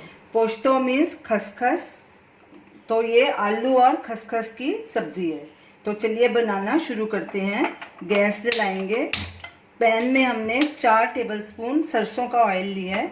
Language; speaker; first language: Hindi; native; Hindi